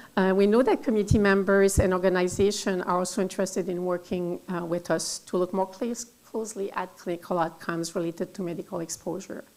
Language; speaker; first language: English; non-native, fluent; French